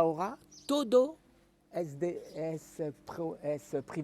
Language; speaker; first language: Spanish; non-native, learner; French